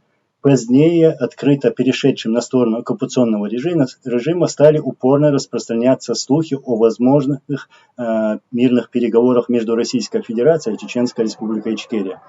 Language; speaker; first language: Russian; non-native, local second language; Chechen